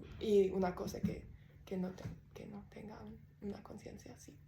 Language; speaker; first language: Spanish; non-native, learner; English